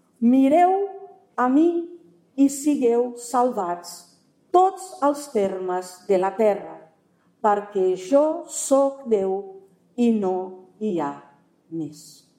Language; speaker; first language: Catalan; non-native, fluent; Portuguese